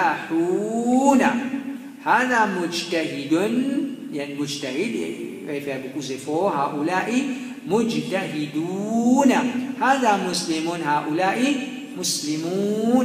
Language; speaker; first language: Arabic; non-native, fluent; French